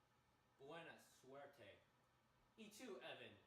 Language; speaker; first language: Spanish; non-native, learner; English